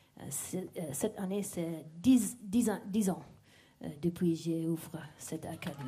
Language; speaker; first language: French; non-native, learner; Mandingo